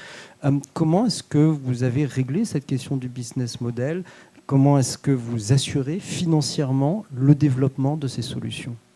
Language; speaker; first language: French; native; French